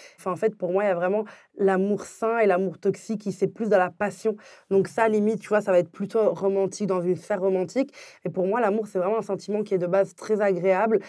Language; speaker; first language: French; early bilingual, other home language; Arabic